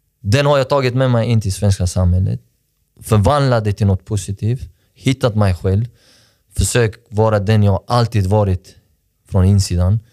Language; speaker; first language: Swedish; early bilingual, other home language; Persian